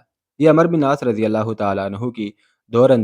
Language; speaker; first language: Urdu; native; Urdu